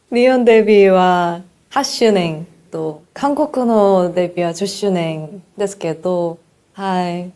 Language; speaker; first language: Japanese; non-native, learner; Korean